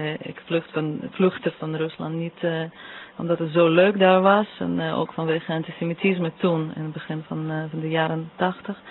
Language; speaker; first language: Dutch; non-native, fluent; Russian